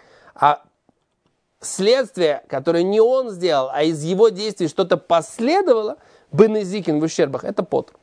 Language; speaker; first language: Russian; native; Russian